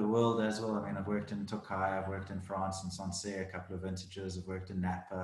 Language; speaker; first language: English; native; English